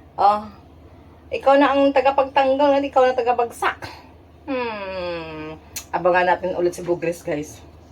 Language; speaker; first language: Filipino; non-native, local second language; Hiligaynon